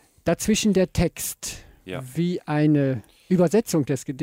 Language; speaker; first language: German; native; German